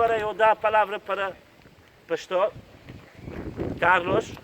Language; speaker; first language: Portuguese; non-native, fluent; Turkish